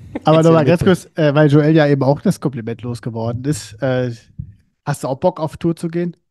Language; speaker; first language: German; native; German